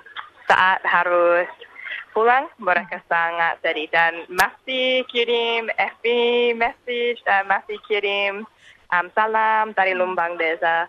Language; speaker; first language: Indonesian; non-native, learner; English